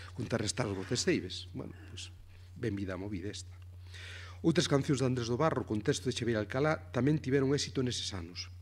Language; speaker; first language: Galician; native; Galician